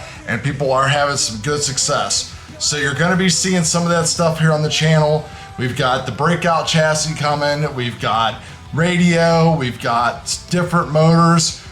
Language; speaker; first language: English; native; English